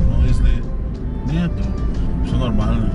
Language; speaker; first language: Russian; non-native, learner; Spanish